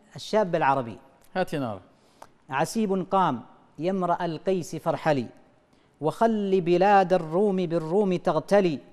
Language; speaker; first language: Arabic; native; Arabic